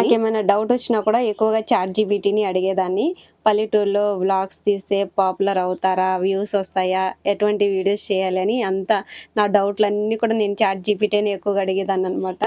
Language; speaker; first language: Telugu; non-native, local second language; Lambadi